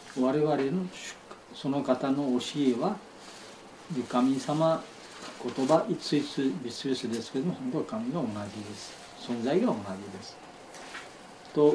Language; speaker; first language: Japanese; non-native, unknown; Bangla